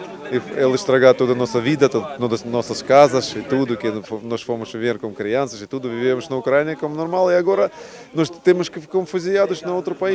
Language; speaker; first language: Portuguese; non-native, learner; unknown